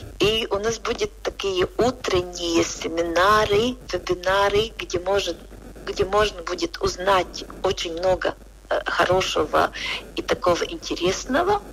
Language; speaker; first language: Russian; non-native, local second language; Latvian